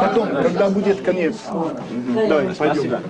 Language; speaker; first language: Russian; non-native, learner; French